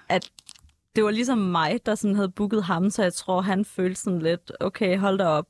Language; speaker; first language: Danish; native; Danish